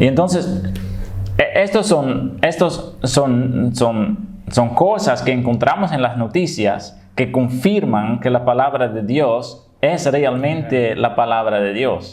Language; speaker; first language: Spanish; non-native, fluent; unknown